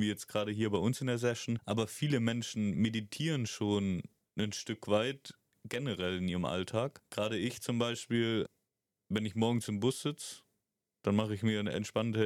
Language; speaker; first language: German; native; German